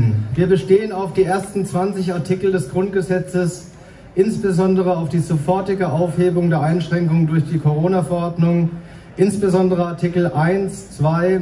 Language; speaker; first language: German; native; German